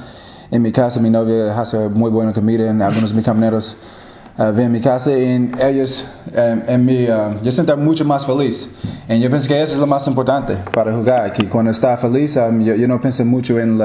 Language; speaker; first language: Spanish; non-native, learner; English